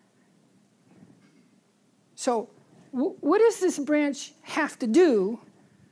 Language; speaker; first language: English; native; English